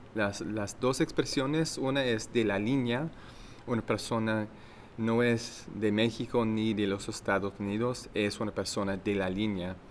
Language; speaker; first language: Spanish; non-native, learner; English